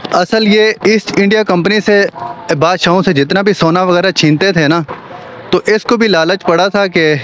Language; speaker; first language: Urdu; non-native, local second language; Punjabi